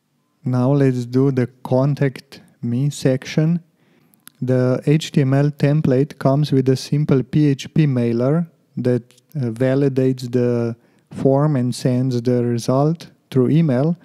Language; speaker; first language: English; non-native, fluent; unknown